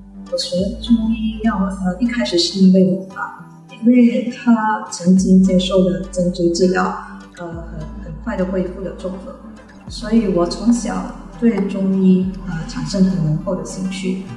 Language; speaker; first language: Chinese; non-native, local second language; Malay